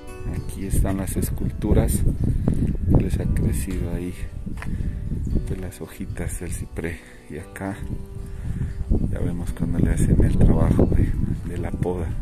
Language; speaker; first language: Spanish; native; Spanish